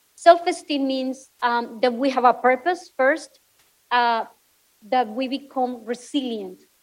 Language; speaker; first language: English; non-native, fluent; Spanish